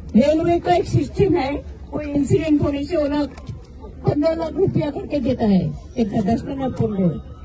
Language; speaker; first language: Hindi; non-native, local second language; Bangla